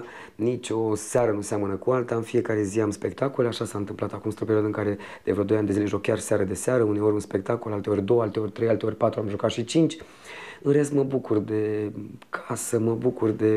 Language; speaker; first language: Romanian; native; Romanian